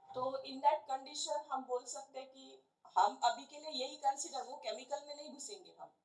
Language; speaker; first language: Hindi; non-native, local second language; Marathi